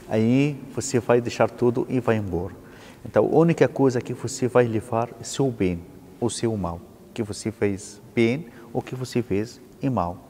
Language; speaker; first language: Portuguese; non-native, learner; Arabic